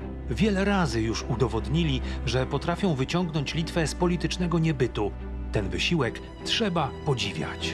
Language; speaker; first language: Polish; native; Polish